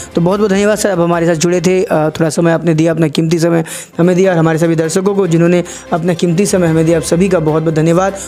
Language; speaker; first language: Hindi; native; Hindi